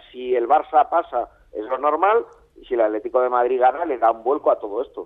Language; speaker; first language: Spanish; native; Spanish